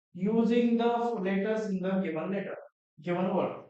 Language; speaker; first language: Hindi; non-native, local second language; Marathi